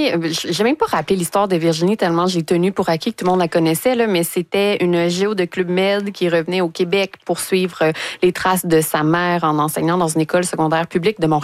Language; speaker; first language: French; native; French